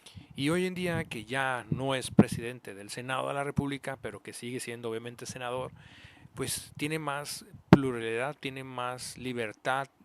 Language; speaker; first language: Spanish; native; Spanish